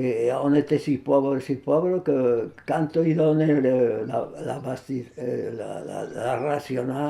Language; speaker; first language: French; non-native, fluent; Spanish